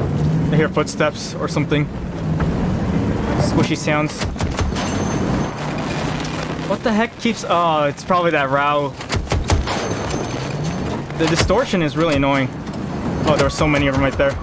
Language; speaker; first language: English; native; English